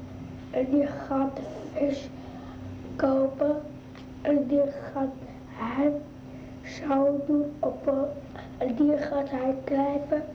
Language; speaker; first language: Dutch; early bilingual, other home language; Arabic